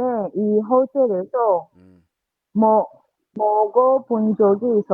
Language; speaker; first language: Korean; non-native, learner; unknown